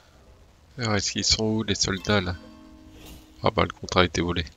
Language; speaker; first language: French; native; French